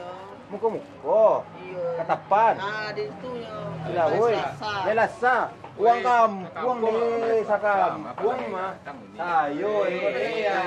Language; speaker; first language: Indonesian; non-native, local second language; Minangkabau